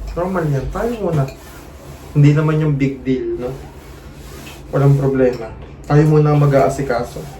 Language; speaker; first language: Filipino; native; Filipino